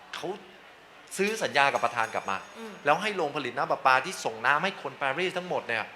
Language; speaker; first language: Thai; native; Thai